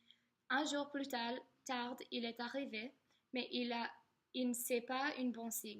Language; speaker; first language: French; non-native, learner; English